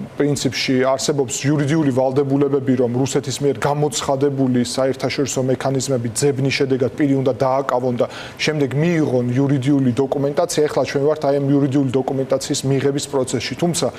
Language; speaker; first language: Georgian; non-native, local second language; Armenian